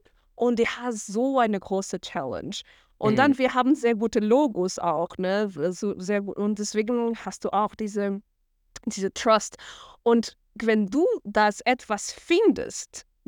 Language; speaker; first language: German; non-native, fluent; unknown